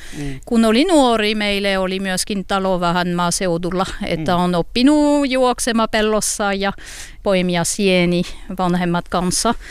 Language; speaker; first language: Finnish; non-native, learner; French